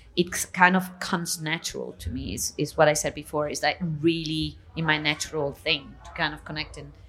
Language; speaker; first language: English; non-native, fluent; Italian